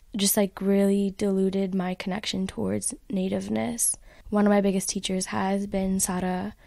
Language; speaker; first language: English; native; English